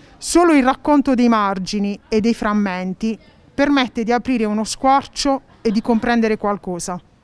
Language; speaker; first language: Italian; native; Italian